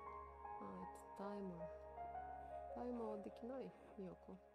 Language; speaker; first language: Japanese; non-native, learner; Russian